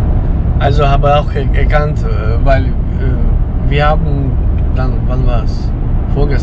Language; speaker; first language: German; non-native, fluent; Ukrainian